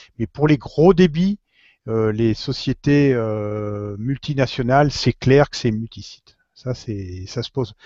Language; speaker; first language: French; native; French